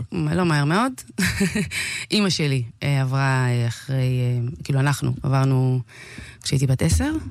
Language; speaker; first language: Hebrew; early bilingual, other home language; Amharic